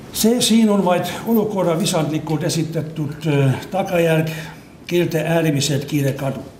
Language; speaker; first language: Estonian; non-native, fluent; Hungarian